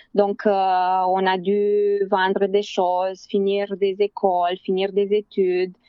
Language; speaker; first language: French; non-native, fluent; Romanian